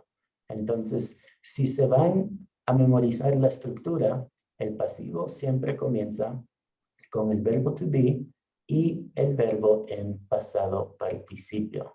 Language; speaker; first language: Spanish; non-native, fluent; English